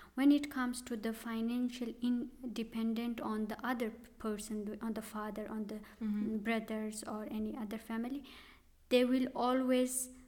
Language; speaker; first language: English; non-native, local second language; Pashto